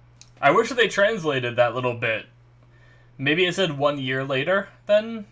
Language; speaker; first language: English; native; English